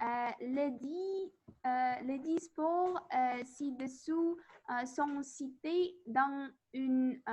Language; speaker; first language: French; non-native, learner; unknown